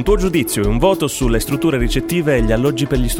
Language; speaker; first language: Italian; native; Italian